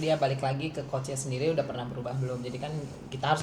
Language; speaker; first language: Indonesian; native; Indonesian